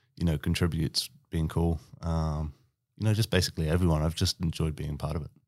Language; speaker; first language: English; native; English